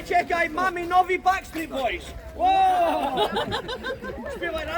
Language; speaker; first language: Polish; non-native, learner; English